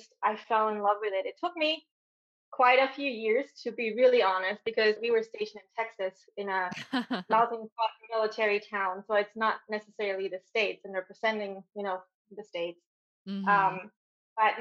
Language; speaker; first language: English; non-native, fluent; German